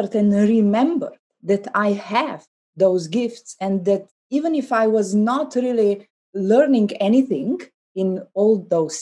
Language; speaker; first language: English; non-native, fluent; Slovenian